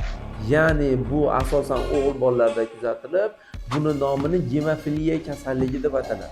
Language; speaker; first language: Uzbek; native; Uzbek